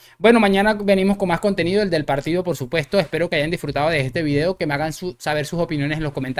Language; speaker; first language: Spanish; native; Spanish